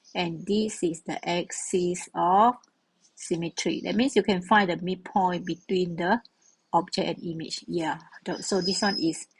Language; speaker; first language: English; non-native, local second language; Malay